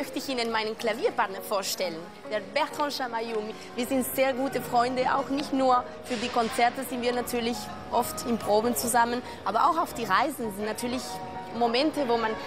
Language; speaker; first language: German; non-native, fluent; Spanish